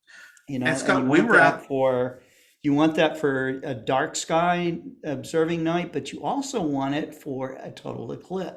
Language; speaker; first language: English; native; English